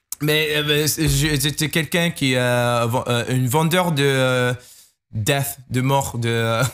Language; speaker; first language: French; non-native, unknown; English